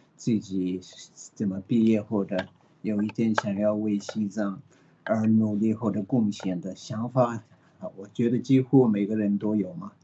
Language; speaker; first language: Chinese; early bilingual, other home language; Tibetan